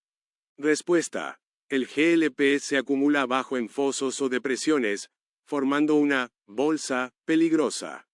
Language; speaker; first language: Spanish; native; Spanish